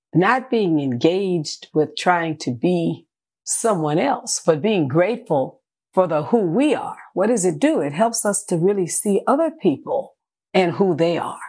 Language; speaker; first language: English; native; English